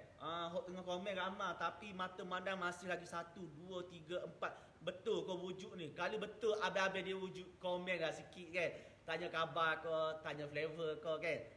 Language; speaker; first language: Malay; native; Malay